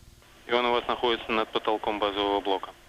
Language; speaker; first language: Russian; native; Russian